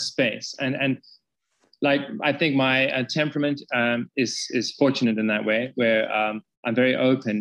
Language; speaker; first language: English; native; English